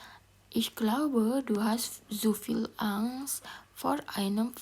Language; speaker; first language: German; non-native, learner; Indonesian